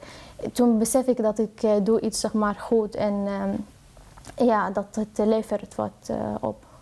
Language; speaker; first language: Dutch; non-native, fluent; Arabic